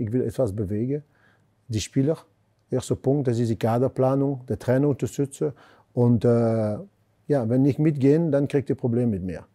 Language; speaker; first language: German; non-native, fluent; French